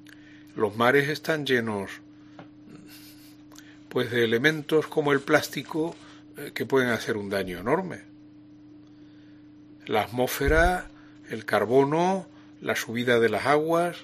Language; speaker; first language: Spanish; native; Spanish